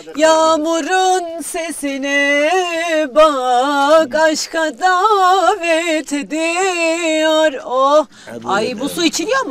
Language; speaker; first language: Turkish; native; Turkish